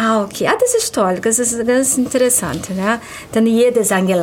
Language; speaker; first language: German; non-native, fluent; Portuguese